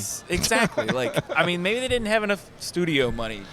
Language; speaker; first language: English; native; English